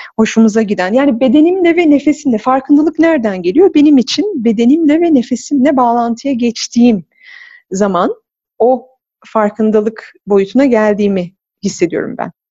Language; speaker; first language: Turkish; native; Turkish